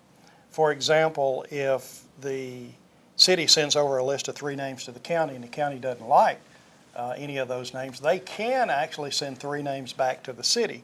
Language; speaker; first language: English; native; English